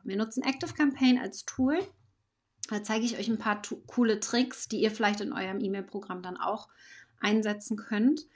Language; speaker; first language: German; native; German